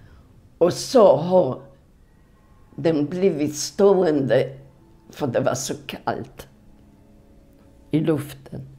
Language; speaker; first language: Swedish; non-native, fluent; Polish